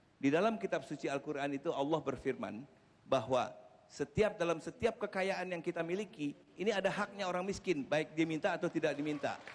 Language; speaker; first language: Indonesian; native; Indonesian